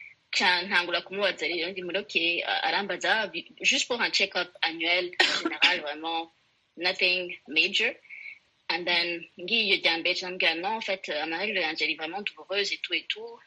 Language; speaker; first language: French; non-native, local second language; Rundi